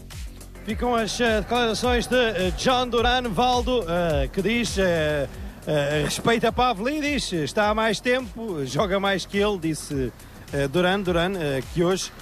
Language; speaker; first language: Portuguese; native; Portuguese